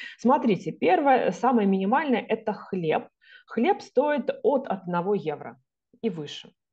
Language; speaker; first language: Russian; native; Russian